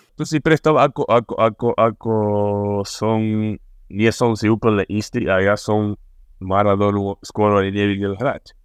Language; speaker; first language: Slovak; non-native, learner; Spanish